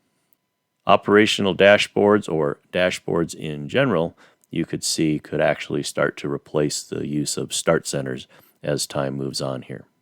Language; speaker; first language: English; native; English